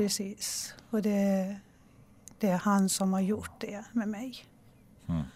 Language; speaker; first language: Swedish; non-native, fluent; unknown